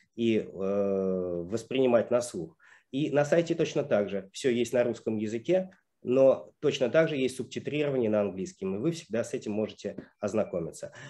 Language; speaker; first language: Russian; native; Russian